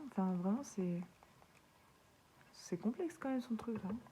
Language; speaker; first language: French; native; French